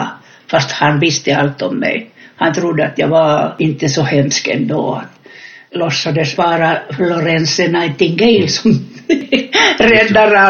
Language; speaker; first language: Swedish; non-native, fluent; Finnish